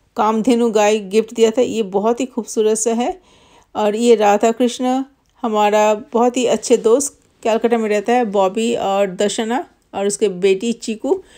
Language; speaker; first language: Hindi; non-native, local second language; Bangla